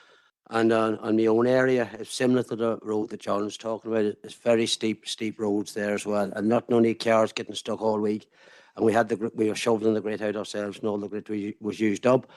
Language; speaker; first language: English; native; English